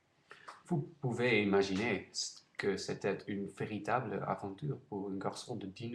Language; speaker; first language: French; non-native, learner; Dutch